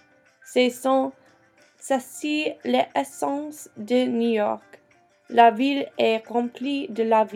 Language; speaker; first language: French; non-native, learner; English